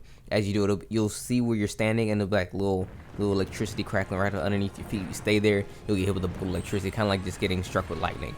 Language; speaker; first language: English; native; English